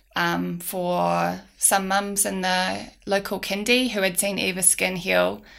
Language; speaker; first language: English; native; English